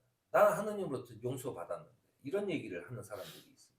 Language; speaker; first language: Korean; native; Korean